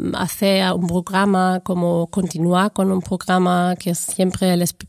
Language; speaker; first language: Spanish; non-native, fluent; German